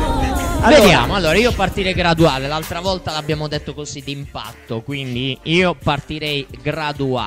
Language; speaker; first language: Italian; native; Italian